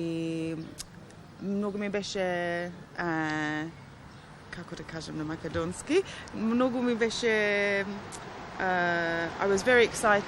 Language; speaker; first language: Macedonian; early bilingual, heritage; Macedonian